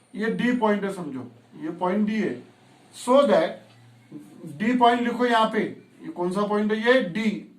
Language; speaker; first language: Hindi; non-native, local second language; Marathi